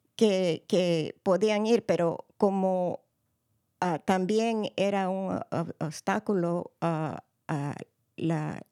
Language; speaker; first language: Spanish; early bilingual, heritage; Spanish